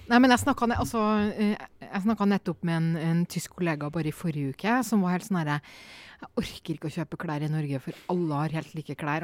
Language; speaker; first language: Norwegian; native; Norwegian